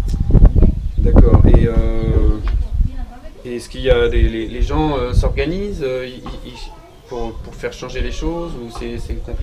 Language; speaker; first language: French; native; French